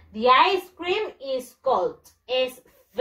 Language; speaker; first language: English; non-native, fluent; Spanish